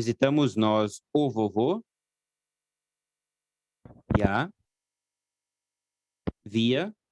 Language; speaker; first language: Portuguese; non-native, fluent; German